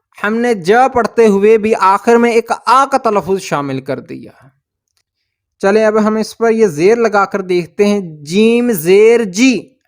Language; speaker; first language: Urdu; native; Urdu